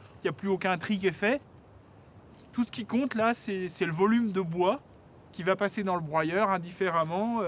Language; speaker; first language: French; native; French